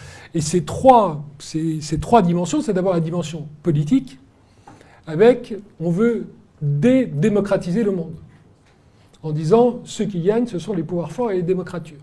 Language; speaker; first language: French; native; French